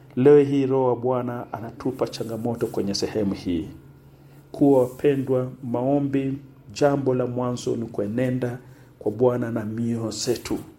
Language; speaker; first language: Swahili; non-native, local second language; Luyia